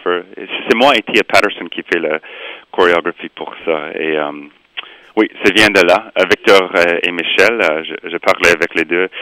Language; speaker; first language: French; non-native, local second language; English